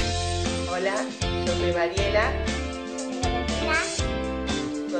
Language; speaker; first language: Spanish; native; Spanish